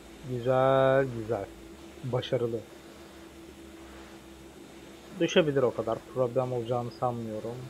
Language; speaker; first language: Turkish; native; Turkish